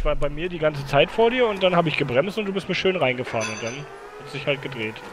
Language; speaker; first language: German; native; German